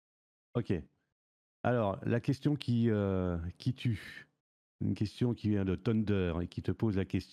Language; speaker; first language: French; native; French